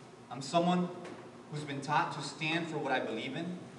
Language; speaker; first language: English; early bilingual, other home language; Spanish